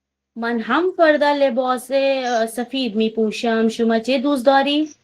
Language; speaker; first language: Persian; non-native, learner; Urdu